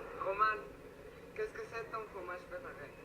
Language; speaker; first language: French; non-native, learner; Spanish